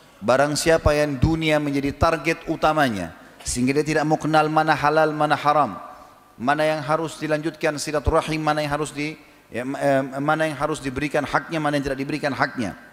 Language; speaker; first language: Malay; native; Malay